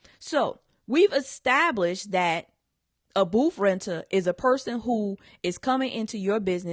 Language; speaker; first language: English; native; English